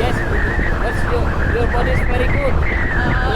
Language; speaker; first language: English; non-native, learner; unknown